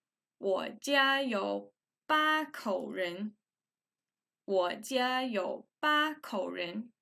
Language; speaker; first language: Chinese; non-native, fluent; English